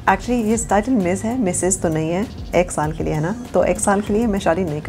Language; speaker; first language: Hindi; early bilingual, heritage; Urdu